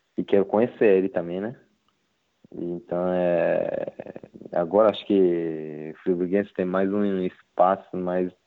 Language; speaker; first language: Portuguese; non-native, learner; Japanese